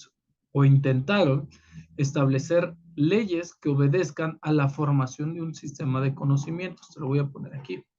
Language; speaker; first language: Spanish; native; Spanish